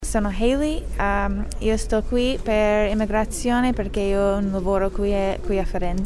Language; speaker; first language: Italian; non-native, fluent; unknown